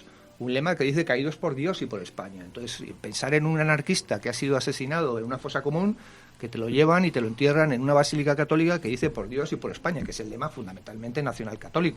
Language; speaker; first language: Spanish; native; Spanish